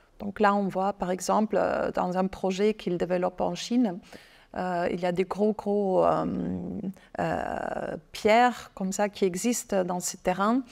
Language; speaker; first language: French; non-native, fluent; German